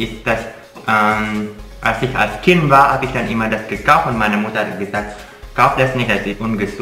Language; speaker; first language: German; non-native, learner; Indonesian